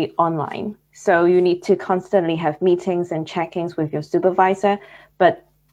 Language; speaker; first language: English; non-native, local second language; Cantonese